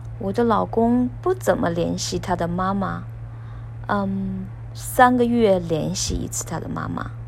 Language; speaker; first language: Chinese; non-native, learner; English